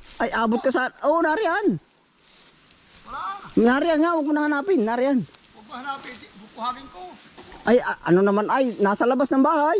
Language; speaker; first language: Filipino; native; Filipino